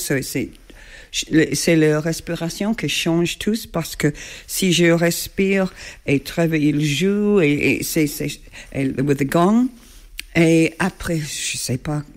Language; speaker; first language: French; non-native, learner; English